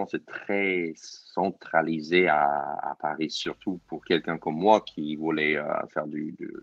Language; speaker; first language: French; non-native, fluent; English